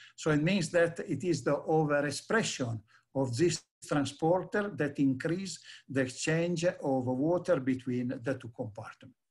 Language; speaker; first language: English; non-native, fluent; Italian